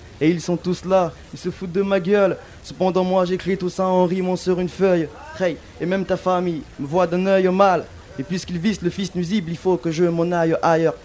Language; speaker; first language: French; early bilingual, other home language; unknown